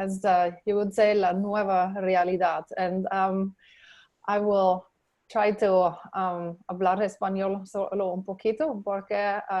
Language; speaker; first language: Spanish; non-native, learner; English